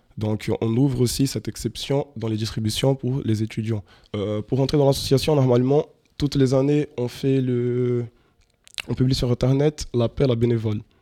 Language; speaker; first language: French; non-native, fluent; Portuguese